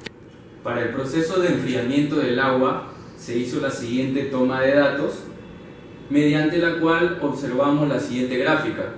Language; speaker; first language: Spanish; native; Spanish